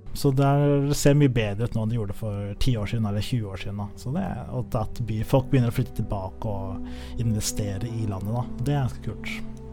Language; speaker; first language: Norwegian; early bilingual, other home language; Somali